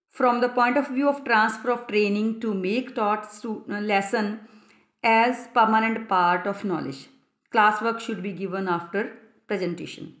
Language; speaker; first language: English; non-native, local second language; Punjabi